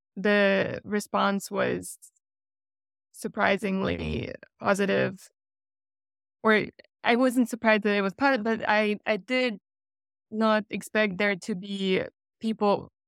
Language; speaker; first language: English; non-native, fluent; Russian